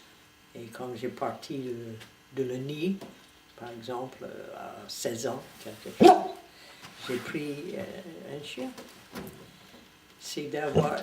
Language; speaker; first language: French; non-native, fluent; English